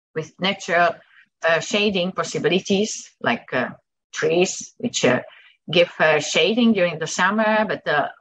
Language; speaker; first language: English; non-native, fluent; Dutch